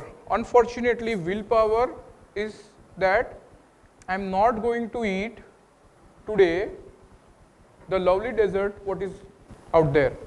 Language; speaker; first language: English; non-native, local second language; Gujarati